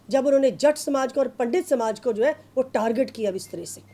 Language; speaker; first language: Hindi; non-native, local second language; Punjabi